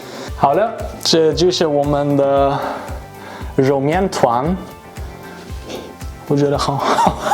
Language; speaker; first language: Chinese; non-native, fluent; German